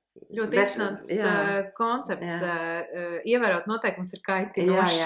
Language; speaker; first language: Latvian; native; Latvian